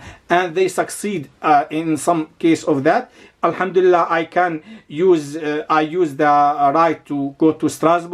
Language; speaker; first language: English; non-native, learner; Arabic